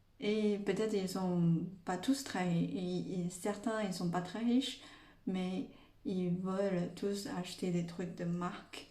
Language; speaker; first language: French; non-native, fluent; Chinese